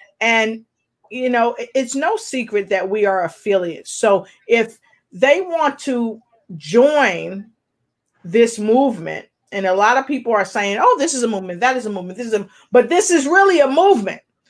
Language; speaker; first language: English; native; English